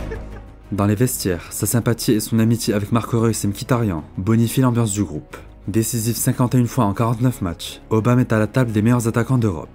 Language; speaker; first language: French; native; French